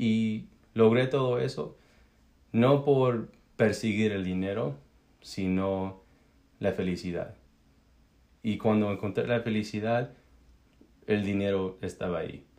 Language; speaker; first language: Spanish; early bilingual, heritage; Spanish